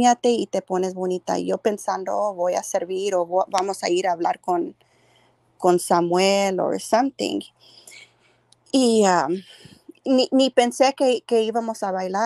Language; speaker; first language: Spanish; early bilingual, heritage; Spanish